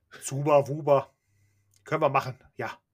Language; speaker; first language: German; native; German